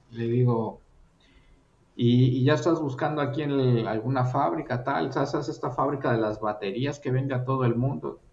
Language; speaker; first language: Spanish; native; Spanish